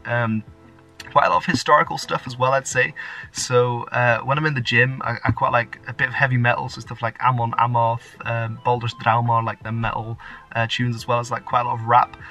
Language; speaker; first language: English; early bilingual, other home language; Dutch